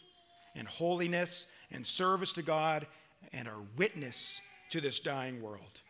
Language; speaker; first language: English; native; English